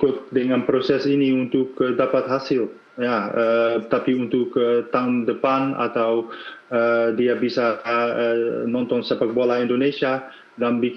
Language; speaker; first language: Indonesian; non-native, fluent; Dutch